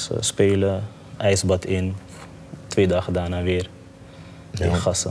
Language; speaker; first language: Dutch; early bilingual, other home language; Papiamento